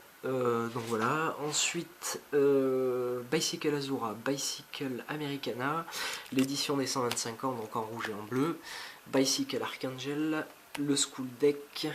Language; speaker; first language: French; native; French